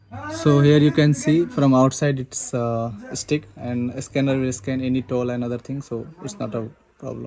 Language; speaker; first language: English; non-native, local second language; Hindi